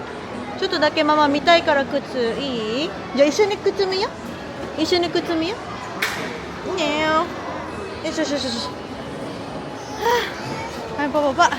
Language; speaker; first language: Japanese; non-native, fluent; Filipino